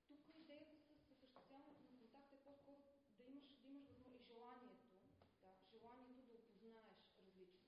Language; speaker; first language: Bulgarian; native; Bulgarian